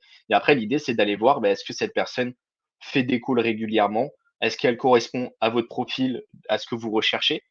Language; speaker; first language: French; native; French